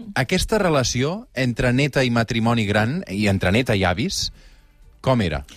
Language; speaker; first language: Catalan; native; Catalan